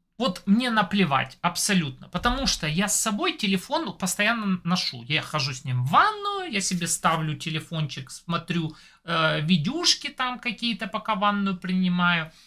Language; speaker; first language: Russian; native; Russian